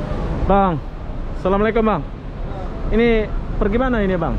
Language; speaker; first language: Indonesian; native; Indonesian